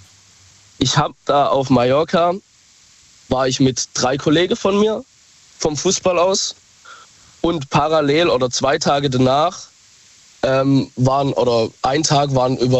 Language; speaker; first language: German; native; German